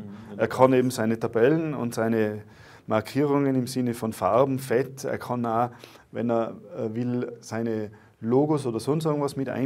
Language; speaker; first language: German; native; German